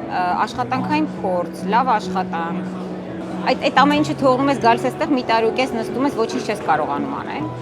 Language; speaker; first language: Armenian; native; Armenian